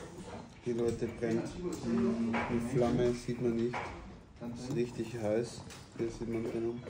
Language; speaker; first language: German; non-native, learner; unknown